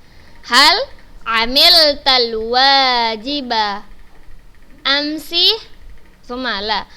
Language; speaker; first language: Arabic; non-native, fluent; Indonesian